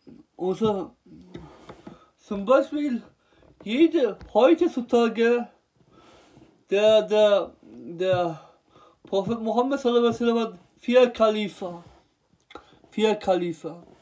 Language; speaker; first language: German; non-native, learner; Turkish